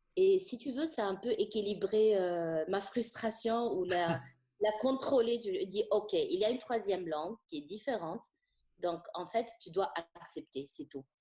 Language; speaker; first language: French; non-native, local second language; Arabic